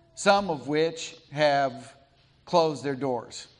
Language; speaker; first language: English; native; English